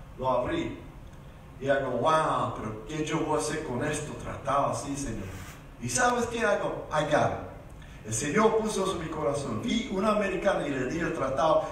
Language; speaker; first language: Spanish; early bilingual, heritage; Spanish